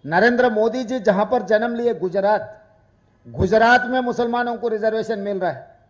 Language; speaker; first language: Hindi; non-native, local second language; Telugu